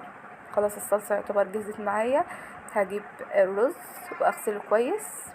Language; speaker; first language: Arabic; native; Arabic